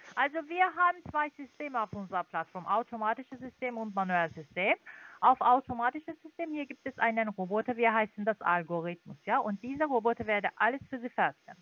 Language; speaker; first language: German; non-native, learner; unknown